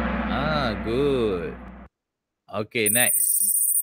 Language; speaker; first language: English; non-native, local second language; Malay